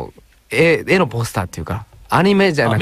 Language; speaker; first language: Japanese; native; Japanese